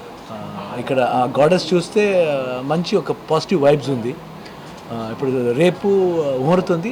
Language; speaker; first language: Telugu; non-native, learner; Kannada